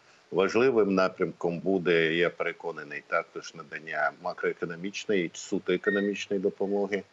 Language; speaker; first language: Ukrainian; native; Ukrainian